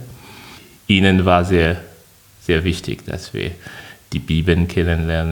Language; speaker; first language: German; non-native, fluent; French